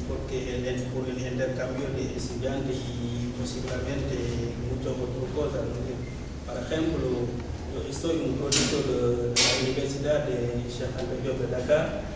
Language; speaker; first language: Spanish; non-native, learner; Wolof